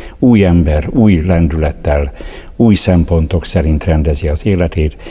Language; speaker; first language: Hungarian; native; Hungarian